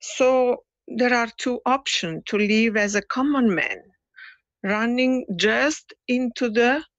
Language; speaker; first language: English; non-native, fluent; Italian